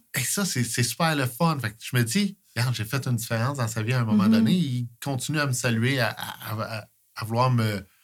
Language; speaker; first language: French; native; French